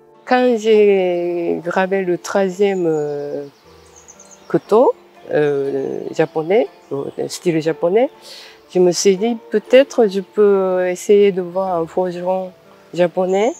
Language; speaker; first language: French; non-native, fluent; Japanese